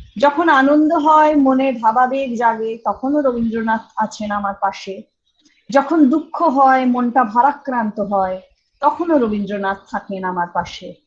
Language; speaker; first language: Bangla; early bilingual, heritage; Bangla